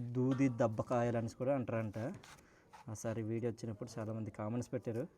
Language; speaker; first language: Telugu; non-native, local second language; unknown